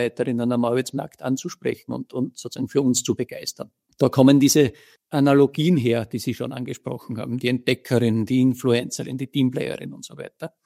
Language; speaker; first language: German; native; German